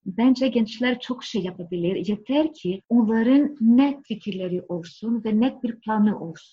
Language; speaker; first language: Turkish; non-native, fluent; Greek